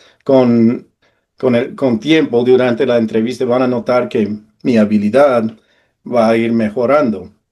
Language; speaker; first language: Spanish; non-native, fluent; English